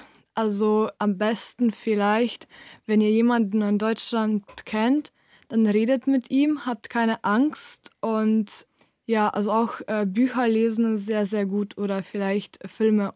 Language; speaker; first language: German; non-native, fluent; Slovenian